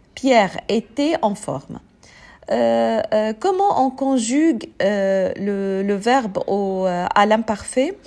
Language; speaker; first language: French; non-native, fluent; Arabic